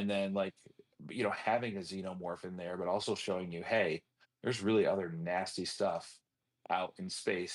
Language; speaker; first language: English; native; English